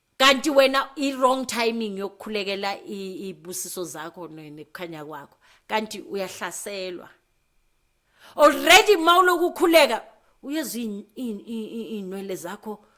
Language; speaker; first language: Zulu; non-native, local second language; Southern Sotho